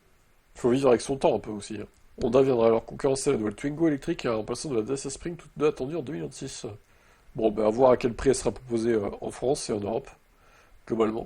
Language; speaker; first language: French; native; French